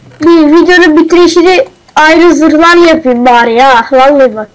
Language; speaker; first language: Turkish; native; Turkish